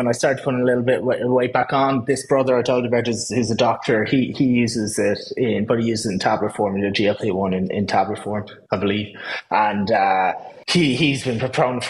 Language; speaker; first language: English; native; English